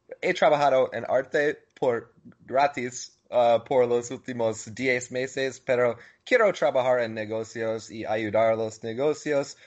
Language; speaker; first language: Spanish; non-native, learner; English